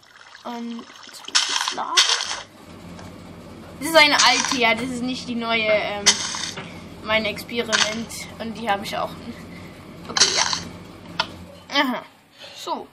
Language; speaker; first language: German; non-native, fluent; English